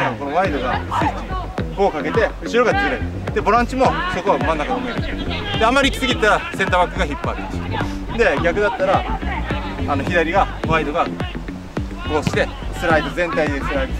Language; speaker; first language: Japanese; native; Japanese